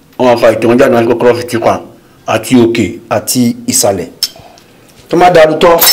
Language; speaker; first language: Yoruba; non-native, local second language; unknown